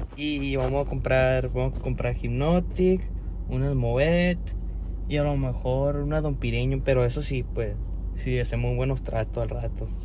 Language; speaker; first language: Spanish; early bilingual, heritage; Spanish